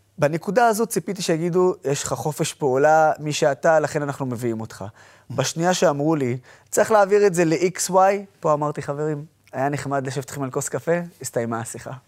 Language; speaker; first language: Hebrew; non-native, local second language; Arabic